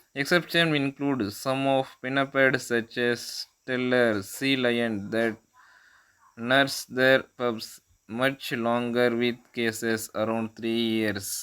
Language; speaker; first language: English; non-native, local second language; Tamil